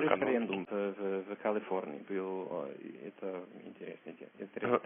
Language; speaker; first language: Russian; non-native, learner; English